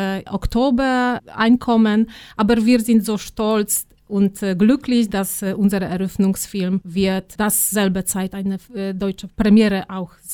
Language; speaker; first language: German; non-native, fluent; Polish